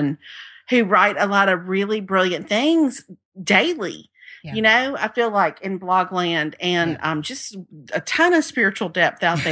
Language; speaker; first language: English; native; English